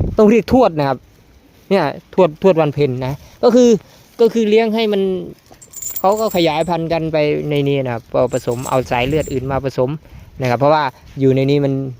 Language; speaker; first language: Thai; native; Thai